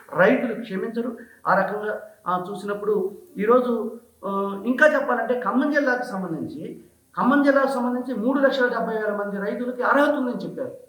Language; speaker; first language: Telugu; native; Telugu